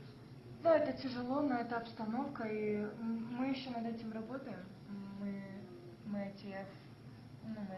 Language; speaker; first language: Russian; early bilingual, heritage; Russian